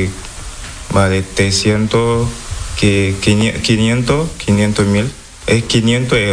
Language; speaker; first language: Spanish; non-native, learner; Wolof